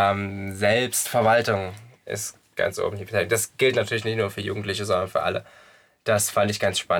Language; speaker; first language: German; native; German